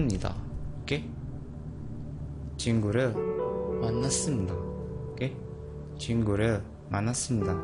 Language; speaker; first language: Korean; non-native, fluent; Indonesian